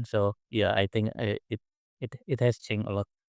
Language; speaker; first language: English; non-native, learner; Indonesian